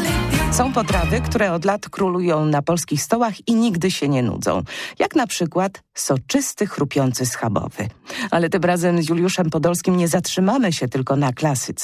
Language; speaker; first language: Polish; native; Polish